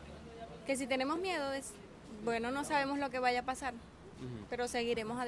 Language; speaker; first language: Spanish; native; Spanish